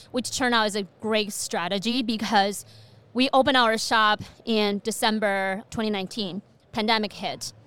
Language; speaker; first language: English; non-native, fluent; Chinese